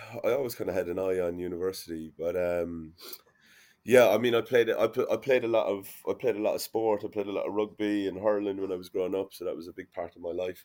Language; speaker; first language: English; native; English